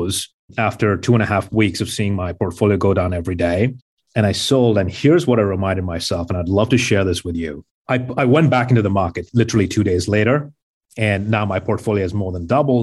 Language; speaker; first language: English; non-native, local second language; Hindi